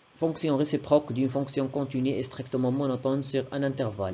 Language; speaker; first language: French; non-native, local second language; Arabic